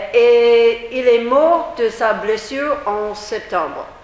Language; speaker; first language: French; non-native, fluent; English